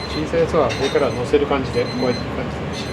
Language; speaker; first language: Japanese; native; Japanese